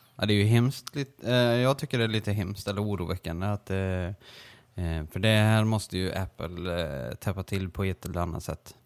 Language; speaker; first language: Swedish; native; Swedish